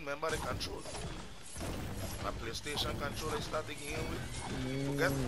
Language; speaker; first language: English; early bilingual, other home language; Spanish